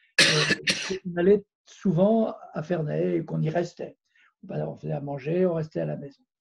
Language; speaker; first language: French; native; French